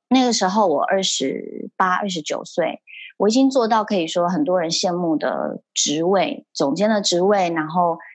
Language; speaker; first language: Chinese; early bilingual, heritage; Chinese